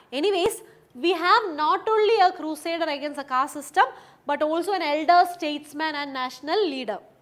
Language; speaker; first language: English; non-native, local second language; Malayalam